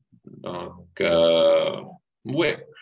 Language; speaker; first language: French; non-native, fluent; Arabic